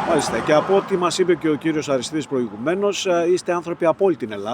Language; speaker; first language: Greek; native; Greek